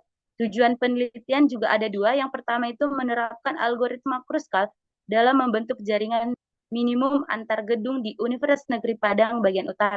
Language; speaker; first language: Indonesian; native; Indonesian